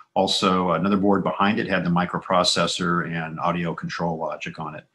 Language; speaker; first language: English; native; English